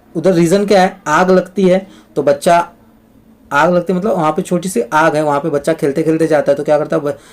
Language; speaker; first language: Hindi; non-native, local second language; Marathi